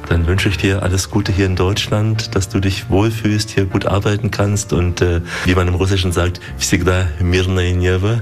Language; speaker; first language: German; native; German